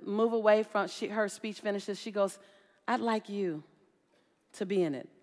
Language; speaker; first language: English; native; English